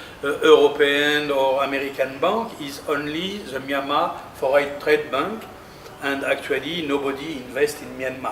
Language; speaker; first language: English; non-native, learner; French